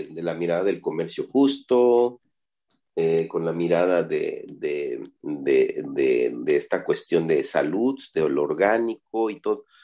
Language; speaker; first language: Spanish; native; Spanish